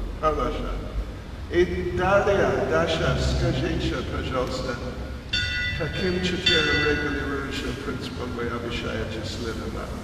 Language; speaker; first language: Russian; non-native, learner; English